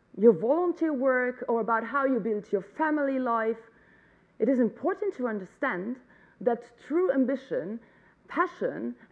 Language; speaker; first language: English; non-native, fluent; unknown